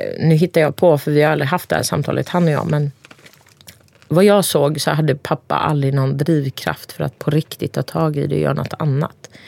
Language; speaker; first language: Swedish; early bilingual, other home language; Turkish